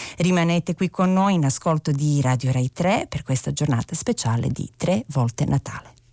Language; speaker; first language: Italian; non-native, fluent; Serbian